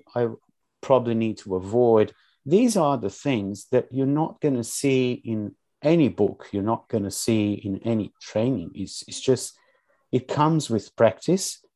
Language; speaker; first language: English; non-native, fluent; Portuguese